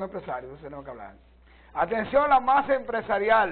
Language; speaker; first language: Spanish; native; Spanish